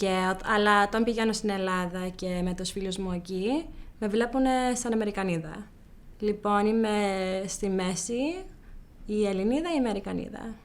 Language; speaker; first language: Greek; early bilingual, heritage; Greek